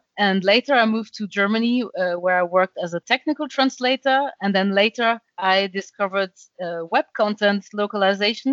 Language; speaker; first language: English; non-native, fluent; French